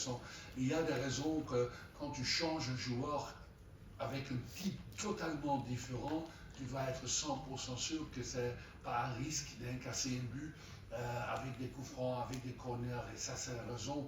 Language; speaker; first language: French; non-native, fluent; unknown